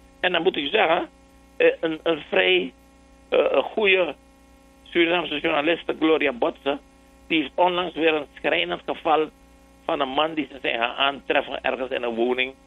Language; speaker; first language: Dutch; native; Dutch